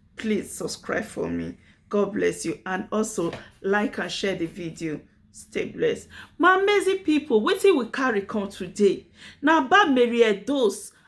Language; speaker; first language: Nigerian Pidgin; native; Nigerian Pidgin